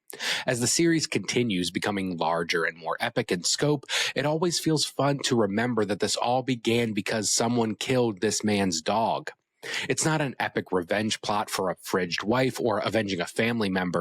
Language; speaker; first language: English; native; English